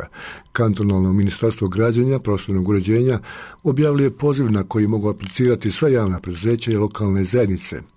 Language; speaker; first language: Croatian; native; Croatian